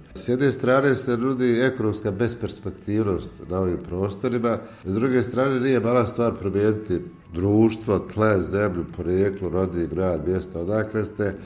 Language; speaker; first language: Croatian; native; Croatian